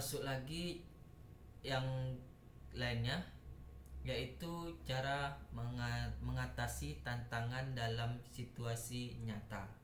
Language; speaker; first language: Indonesian; native; Indonesian